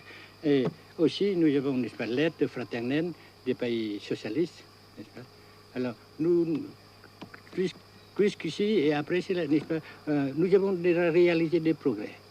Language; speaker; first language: French; non-native, fluent; Vietnamese